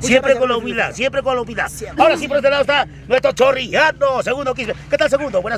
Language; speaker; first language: Spanish; native; Spanish